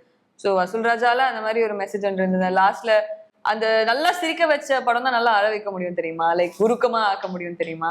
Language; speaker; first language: Tamil; native; Tamil